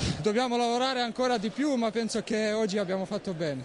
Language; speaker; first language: Italian; non-native, learner; Bosnian